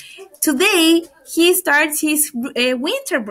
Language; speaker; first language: English; non-native, fluent; Spanish